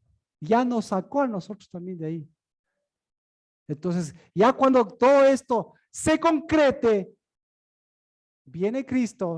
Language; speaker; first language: Spanish; native; Spanish